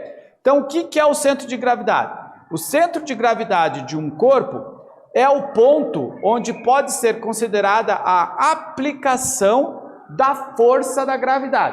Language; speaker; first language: Portuguese; native; Portuguese